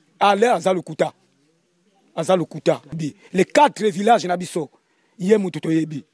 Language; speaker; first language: Lingala; non-native, local second language; Kongo